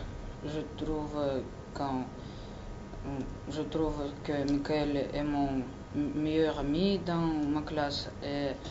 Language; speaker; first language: French; non-native, learner; Russian